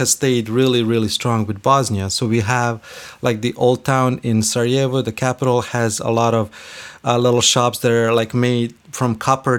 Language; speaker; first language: English; non-native, fluent; Bosnian